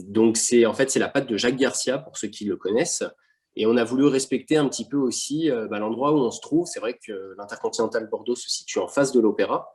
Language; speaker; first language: French; native; French